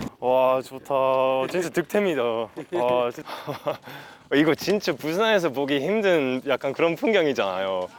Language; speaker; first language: Korean; non-native, fluent; English